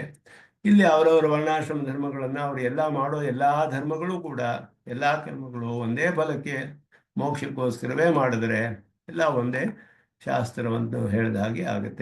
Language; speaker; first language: Kannada; native; Kannada